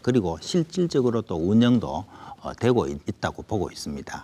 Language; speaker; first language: Korean; native; Korean